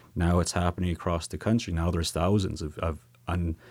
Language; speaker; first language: English; native; English